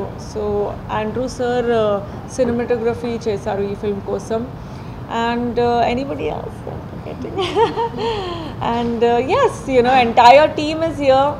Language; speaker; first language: Telugu; non-native, fluent; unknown